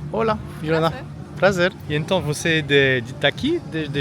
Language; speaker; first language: Portuguese; non-native, learner; French